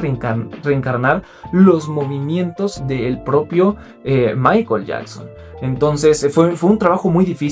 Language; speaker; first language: Spanish; native; Spanish